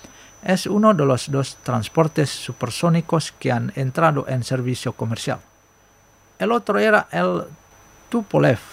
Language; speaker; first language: Spanish; non-native, fluent; Indonesian